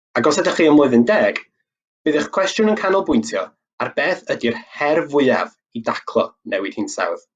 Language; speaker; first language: Welsh; native; Welsh